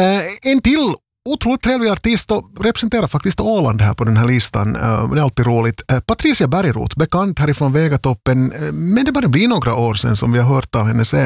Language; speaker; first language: Swedish; native; Swedish